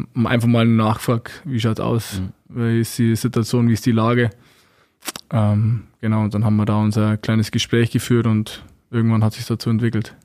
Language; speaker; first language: German; native; German